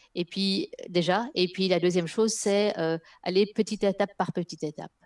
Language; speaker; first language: French; early bilingual, other home language; Dutch